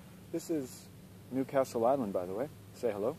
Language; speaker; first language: English; native; English